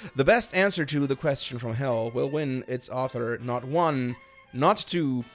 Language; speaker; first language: English; non-native, fluent; German